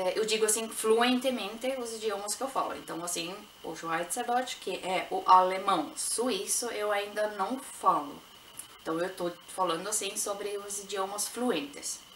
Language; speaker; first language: Portuguese; non-native, local second language; Plautdietsch